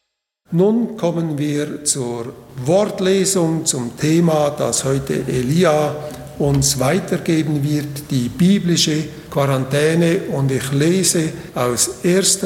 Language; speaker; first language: German; native; German